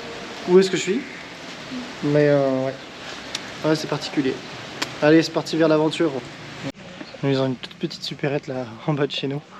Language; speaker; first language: French; native; French